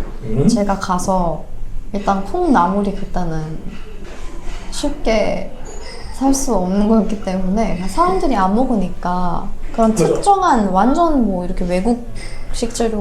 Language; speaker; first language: Korean; non-native, fluent; Persian